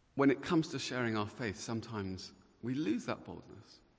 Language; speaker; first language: English; native; English